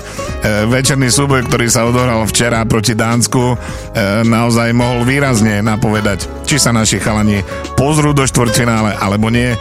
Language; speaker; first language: Slovak; native; Slovak